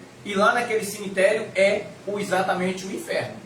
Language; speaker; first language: Portuguese; native; Portuguese